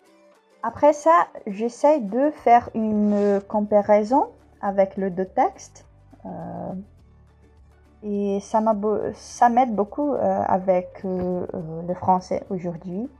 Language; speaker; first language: French; non-native, fluent; Portuguese